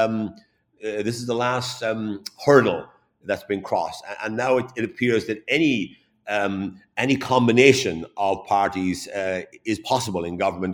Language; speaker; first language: English; native; English